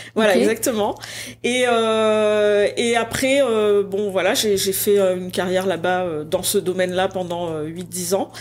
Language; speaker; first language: French; native; French